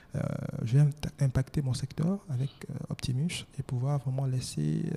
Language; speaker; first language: French; non-native, local second language; Baoulé